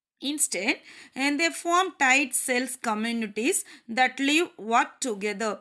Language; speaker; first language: English; non-native, local second language; Tamil